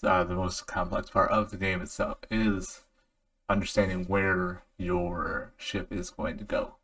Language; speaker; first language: English; native; English